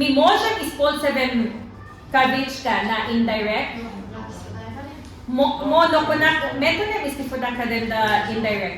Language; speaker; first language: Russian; non-native, learner; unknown